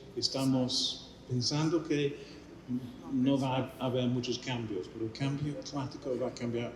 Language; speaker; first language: Spanish; non-native, fluent; English